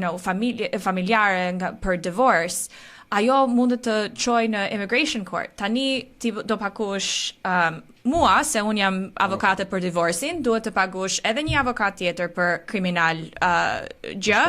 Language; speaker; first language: Albanian; early bilingual, heritage; Albanian